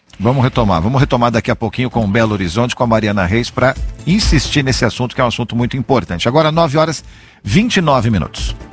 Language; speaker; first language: Portuguese; native; Portuguese